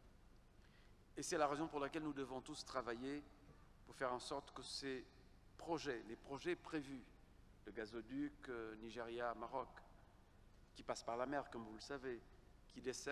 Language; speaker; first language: French; non-native, fluent; Kabuverdianu